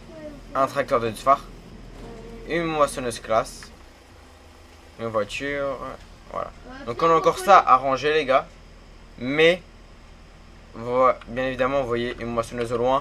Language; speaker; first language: French; native; French